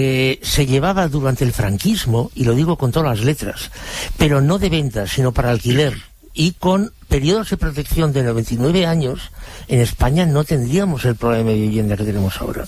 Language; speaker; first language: Spanish; native; Spanish